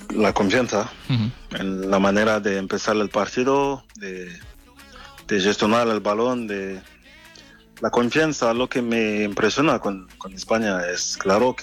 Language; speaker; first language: Spanish; non-native, fluent; French